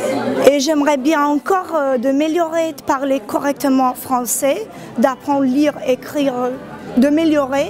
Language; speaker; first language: French; non-native, learner; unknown